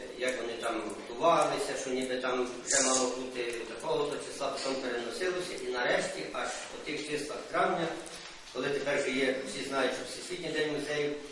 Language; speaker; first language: Ukrainian; native; Ukrainian